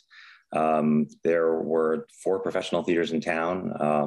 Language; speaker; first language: English; native; English